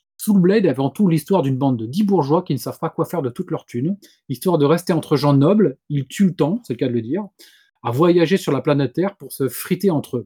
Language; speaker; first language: French; native; French